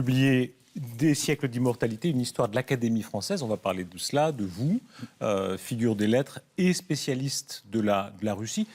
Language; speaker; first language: French; native; French